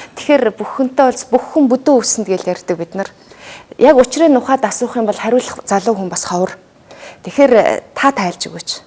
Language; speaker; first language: Mongolian; native; Mongolian